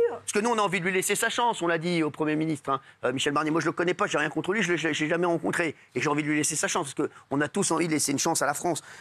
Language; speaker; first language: French; native; French